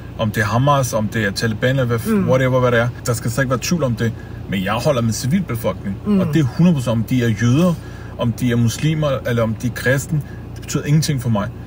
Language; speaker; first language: Danish; early bilingual, other home language; Kurdish